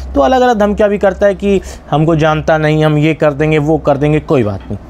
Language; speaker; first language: Hindi; non-native, local second language; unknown